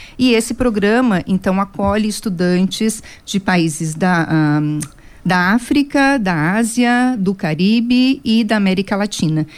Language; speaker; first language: Portuguese; native; Portuguese